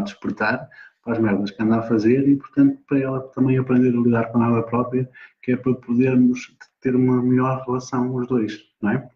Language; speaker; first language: Portuguese; native; Portuguese